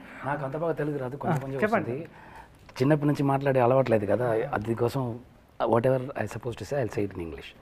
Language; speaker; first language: Telugu; non-native, learner; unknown